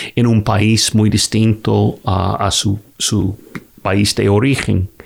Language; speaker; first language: Spanish; non-native, fluent; English